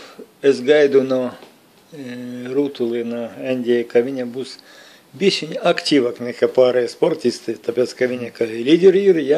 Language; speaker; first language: Latvian; non-native, local second language; Russian